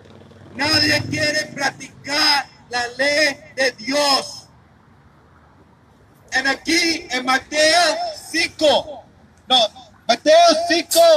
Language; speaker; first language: Spanish; non-native, learner; English